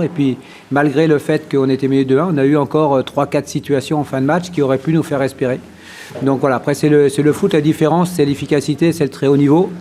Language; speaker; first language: French; native; French